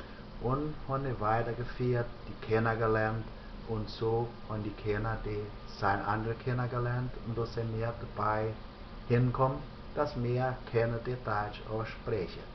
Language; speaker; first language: German; early bilingual, heritage; German